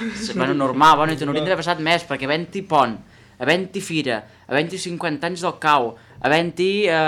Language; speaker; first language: Catalan; native; Catalan